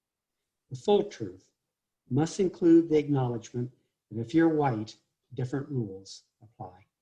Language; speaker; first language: English; native; English